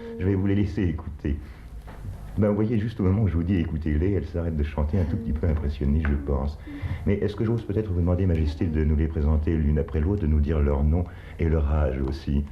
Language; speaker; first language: French; native; French